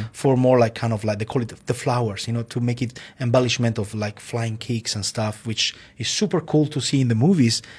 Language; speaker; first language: English; non-native, fluent; Italian